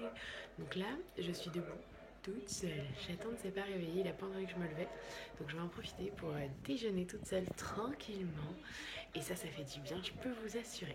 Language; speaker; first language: French; native; French